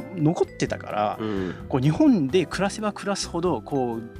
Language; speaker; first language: Japanese; early bilingual, other home language; Chinese